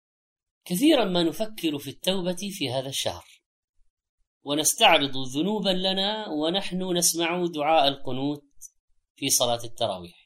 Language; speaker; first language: Arabic; native; Arabic